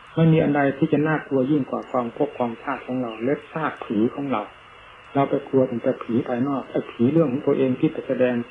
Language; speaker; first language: Thai; native; Thai